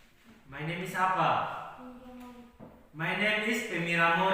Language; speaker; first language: English; non-native, learner; Indonesian